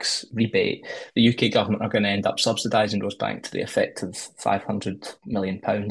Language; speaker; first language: English; native; English